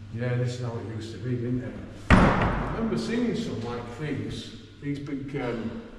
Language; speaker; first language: English; native; English